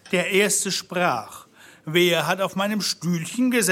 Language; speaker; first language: German; native; German